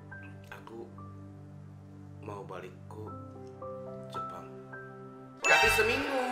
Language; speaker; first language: Indonesian; non-native, fluent; Japanese